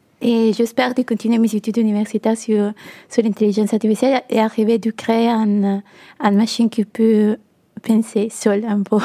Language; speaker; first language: French; non-native, learner; Italian